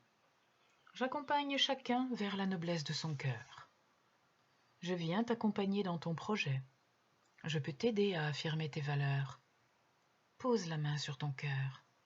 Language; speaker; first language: French; native; French